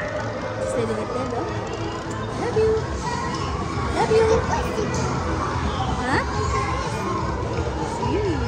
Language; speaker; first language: Italian; non-native, learner; Filipino